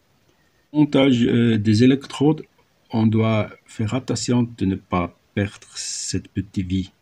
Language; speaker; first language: French; non-native, learner; German